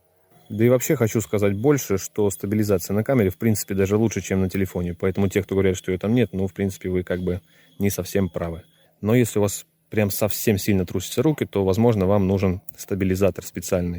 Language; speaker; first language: Russian; native; Russian